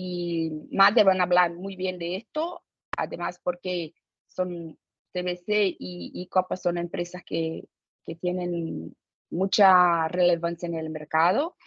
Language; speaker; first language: Spanish; non-native, fluent; Portuguese